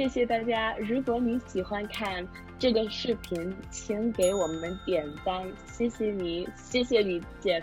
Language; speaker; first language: Chinese; non-native, learner; English